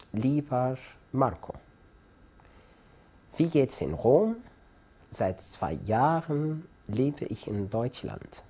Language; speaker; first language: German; non-native, fluent; Arabic